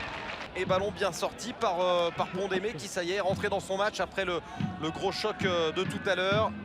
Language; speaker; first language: French; native; French